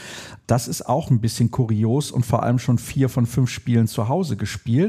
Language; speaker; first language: German; native; German